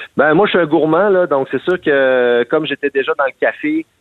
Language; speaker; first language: French; native; French